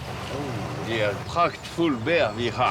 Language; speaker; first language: Danish; non-native, fluent; French